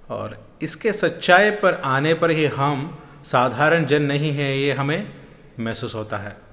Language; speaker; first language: Hindi; non-native, local second language; Malayalam